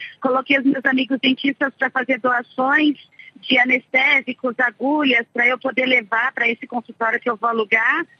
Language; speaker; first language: Portuguese; native; Portuguese